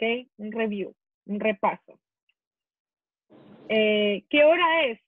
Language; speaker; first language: Spanish; non-native, fluent; English